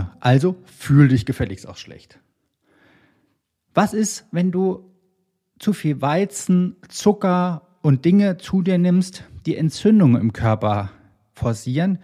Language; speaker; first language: German; native; German